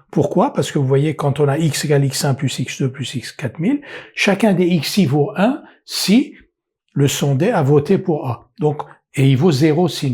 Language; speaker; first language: French; native; French